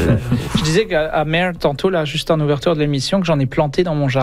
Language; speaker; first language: French; native; French